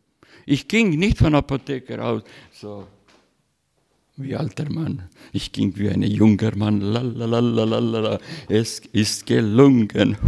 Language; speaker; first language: German; non-native, learner; Russian